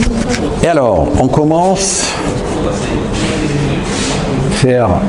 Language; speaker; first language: French; non-native, fluent; Russian